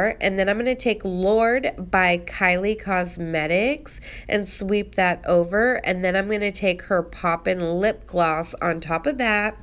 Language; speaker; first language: English; native; English